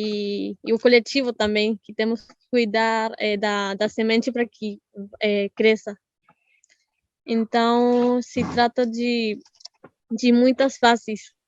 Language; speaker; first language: Portuguese; non-native, fluent; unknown